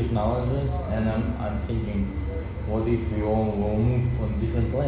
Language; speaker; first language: English; non-native, fluent; Russian